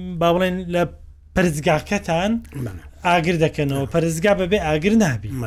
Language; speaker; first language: Central Kurdish; native; Central Kurdish